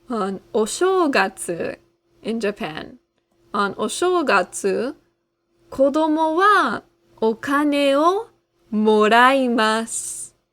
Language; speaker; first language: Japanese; non-native, fluent; English